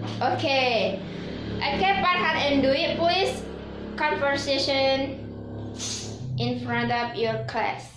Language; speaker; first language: English; non-native, learner; Indonesian